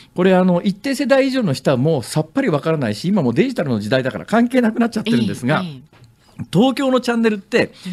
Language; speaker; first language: Japanese; native; Japanese